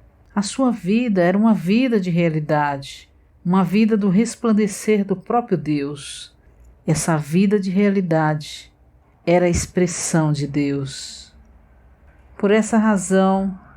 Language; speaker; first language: Portuguese; native; Portuguese